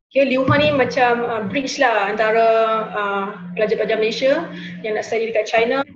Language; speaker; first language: Malay; native; Malay